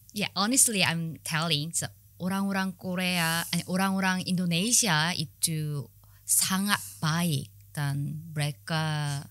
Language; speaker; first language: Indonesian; non-native, learner; Korean